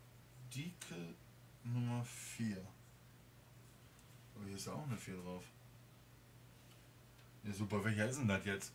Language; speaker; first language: German; native; German